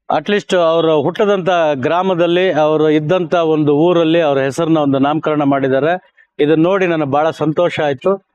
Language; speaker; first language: Kannada; native; Kannada